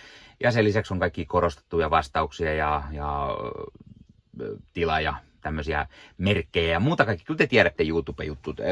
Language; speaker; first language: Finnish; native; Finnish